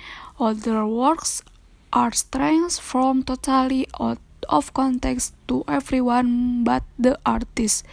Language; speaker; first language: English; non-native, learner; Indonesian